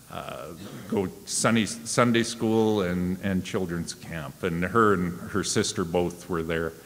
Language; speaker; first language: English; native; English